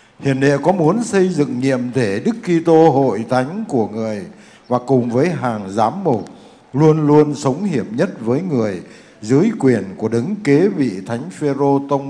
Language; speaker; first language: Vietnamese; native; Vietnamese